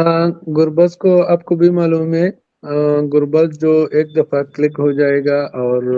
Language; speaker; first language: Hindi; non-native, fluent; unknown